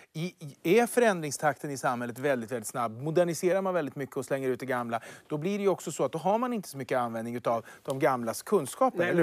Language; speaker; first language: Swedish; native; Swedish